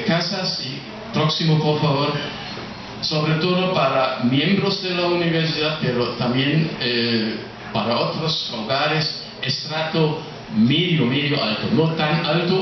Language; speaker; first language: Spanish; non-native, fluent; German